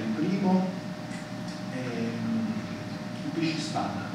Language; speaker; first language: Italian; native; Italian